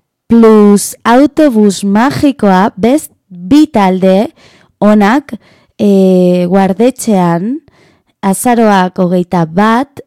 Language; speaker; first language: Basque; non-native, learner; Spanish